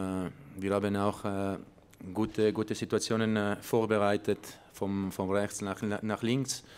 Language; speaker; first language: German; non-native, learner; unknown